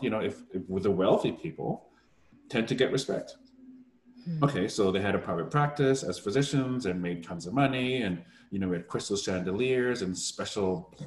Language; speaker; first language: English; non-native, fluent; German